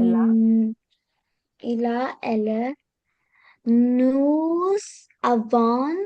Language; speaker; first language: French; non-native, learner; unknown